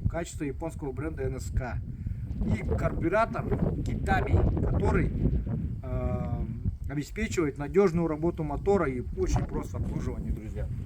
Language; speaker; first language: Russian; native; Russian